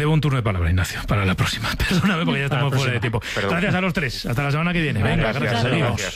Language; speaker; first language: Spanish; native; Spanish